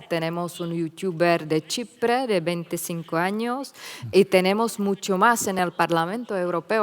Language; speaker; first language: Spanish; non-native, fluent; Czech